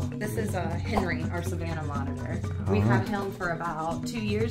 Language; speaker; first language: English; native; English